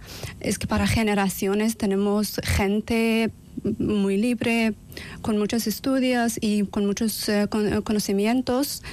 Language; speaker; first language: Spanish; non-native, learner; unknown